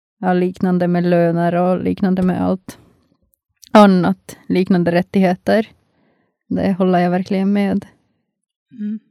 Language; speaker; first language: Swedish; non-native, local second language; Finnish